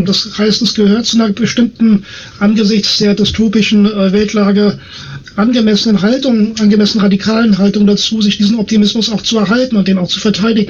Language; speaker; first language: German; native; German